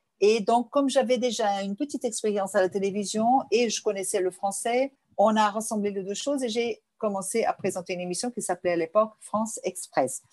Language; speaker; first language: French; non-native, fluent; Portuguese